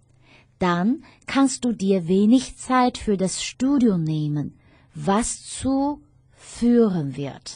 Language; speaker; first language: German; non-native, fluent; Chinese